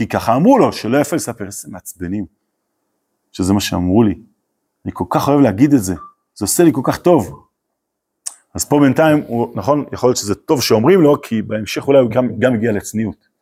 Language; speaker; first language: Hebrew; native; Hebrew